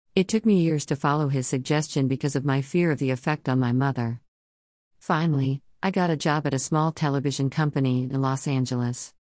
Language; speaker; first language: English; non-native, local second language; Surigaonon